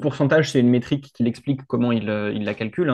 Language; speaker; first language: French; native; French